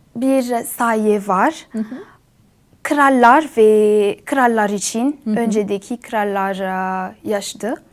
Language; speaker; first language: Turkish; non-native, fluent; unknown